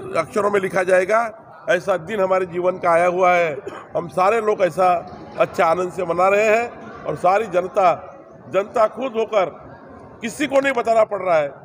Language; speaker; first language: Hindi; non-native, local second language; Marathi